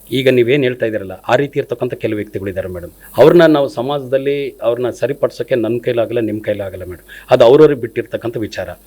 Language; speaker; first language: Kannada; native; Kannada